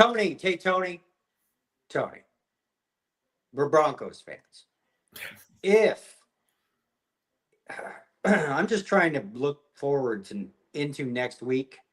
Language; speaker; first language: English; native; English